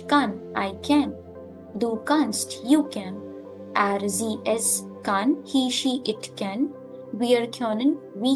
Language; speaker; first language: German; non-native, learner; Hindi